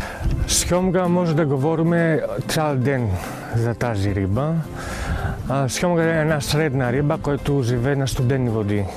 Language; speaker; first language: Bulgarian; non-native, fluent; Greek